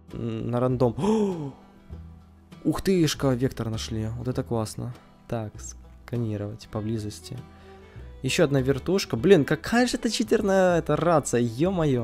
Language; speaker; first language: Russian; native; Russian